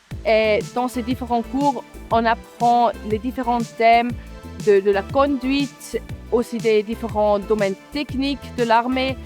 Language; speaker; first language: French; non-native, local second language; German